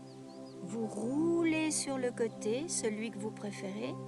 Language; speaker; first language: French; native; French